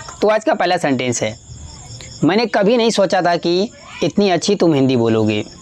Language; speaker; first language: Hindi; native; Hindi